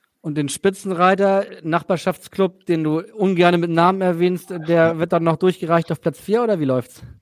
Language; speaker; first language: German; native; German